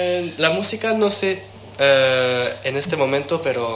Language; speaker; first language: Spanish; non-native, learner; French